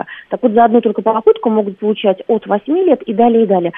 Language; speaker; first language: Russian; native; Russian